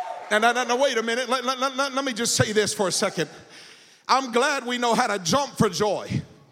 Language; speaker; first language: English; native; English